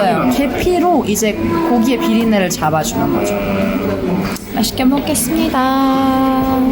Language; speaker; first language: Korean; non-native, fluent; Persian